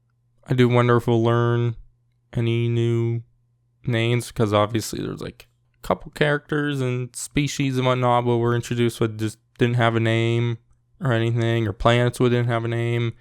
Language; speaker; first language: English; native; English